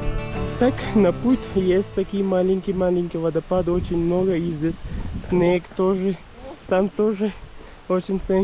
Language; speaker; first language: Russian; non-native, learner; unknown